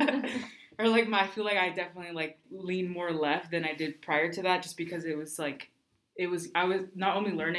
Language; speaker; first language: English; early bilingual, other home language; Spanish